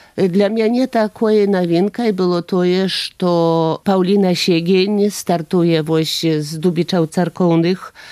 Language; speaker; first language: Belarusian; native; Belarusian